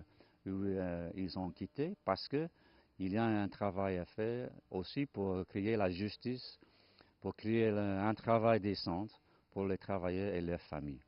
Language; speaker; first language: French; non-native, fluent; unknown